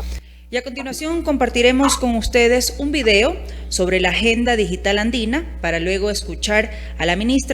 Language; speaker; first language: Spanish; native; Spanish